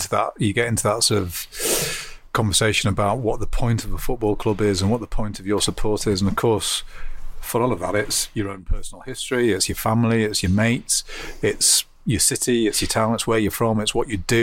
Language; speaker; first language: English; native; English